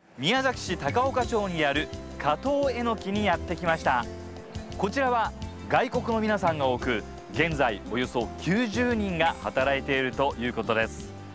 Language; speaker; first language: Japanese; native; Japanese